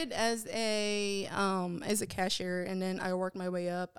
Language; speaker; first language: English; non-native, local second language; Filipino